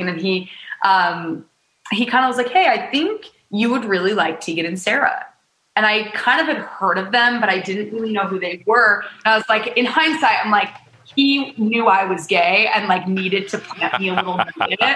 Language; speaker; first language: English; native; English